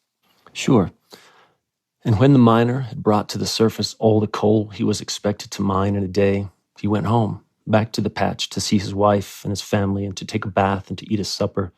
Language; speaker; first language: English; native; English